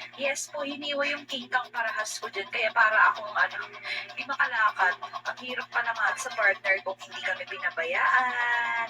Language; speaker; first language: Filipino; native; Filipino